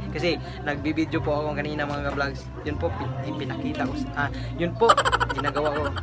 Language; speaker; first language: Filipino; non-native, local second language; Cebuano